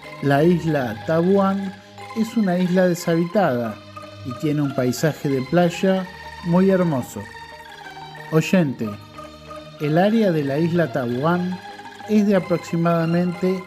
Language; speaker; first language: Spanish; non-native, fluent; Indonesian